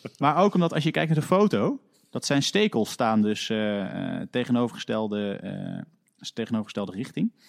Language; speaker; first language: Dutch; native; Dutch